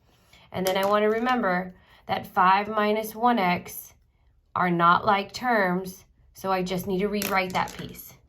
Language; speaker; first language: English; native; English